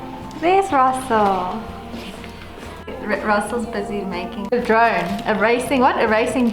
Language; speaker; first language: English; native; English